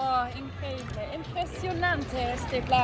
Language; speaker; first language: Spanish; non-native, learner; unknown